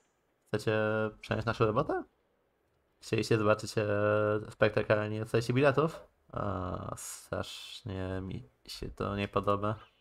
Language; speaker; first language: Polish; native; Polish